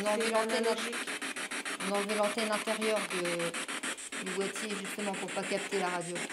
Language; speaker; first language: French; native; French